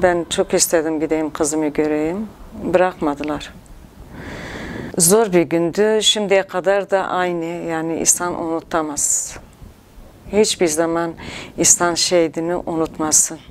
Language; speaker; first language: Turkish; non-native, local second language; Kurdish